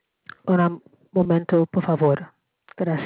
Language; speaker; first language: Spanish; non-native, learner; English